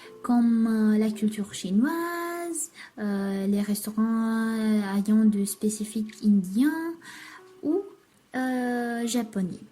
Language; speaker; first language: French; non-native, learner; Romanian